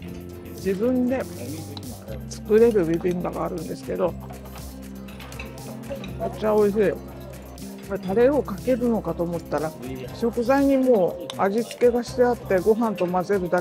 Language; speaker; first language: Japanese; native; Japanese